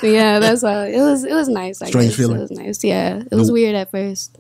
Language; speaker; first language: English; native; English